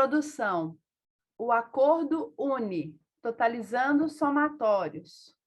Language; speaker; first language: Portuguese; native; Portuguese